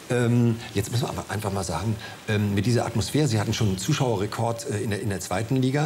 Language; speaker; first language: German; native; German